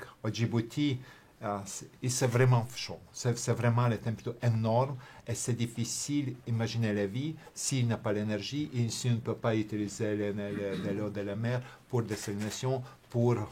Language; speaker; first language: French; non-native, fluent; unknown